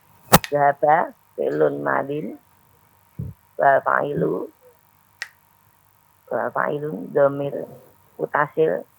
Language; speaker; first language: Arabic; non-native, learner; Indonesian